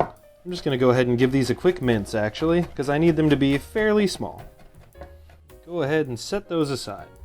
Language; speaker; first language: English; native; English